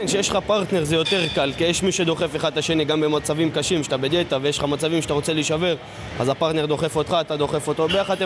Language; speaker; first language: Hebrew; native; Hebrew